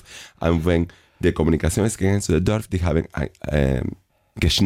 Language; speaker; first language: German; non-native, fluent; Spanish